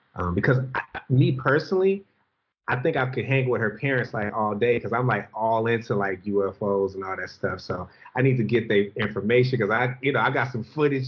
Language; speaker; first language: English; native; English